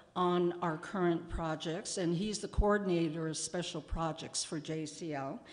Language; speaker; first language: English; native; English